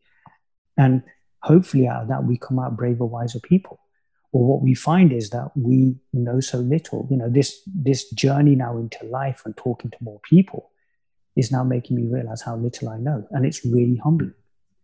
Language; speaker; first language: English; native; English